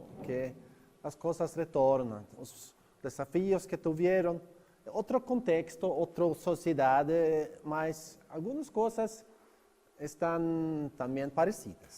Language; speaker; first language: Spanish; non-native, learner; Norwegian